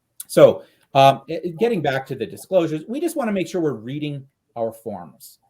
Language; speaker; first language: English; native; English